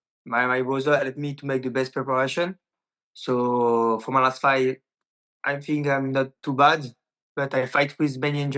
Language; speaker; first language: English; non-native, learner; French